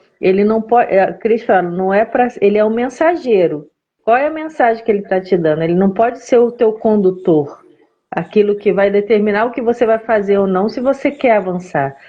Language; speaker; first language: Portuguese; native; Portuguese